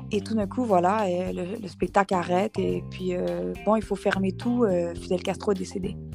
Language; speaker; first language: French; native; French